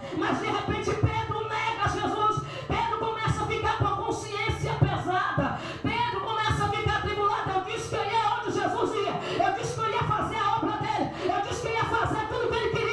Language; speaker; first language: Portuguese; native; Portuguese